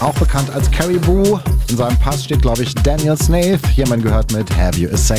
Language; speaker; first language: German; native; German